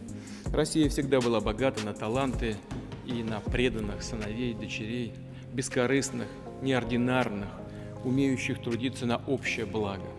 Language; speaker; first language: Russian; native; Russian